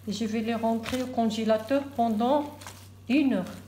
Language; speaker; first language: French; non-native, local second language; Arabic